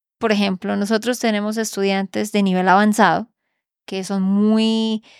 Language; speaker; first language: Spanish; native; Spanish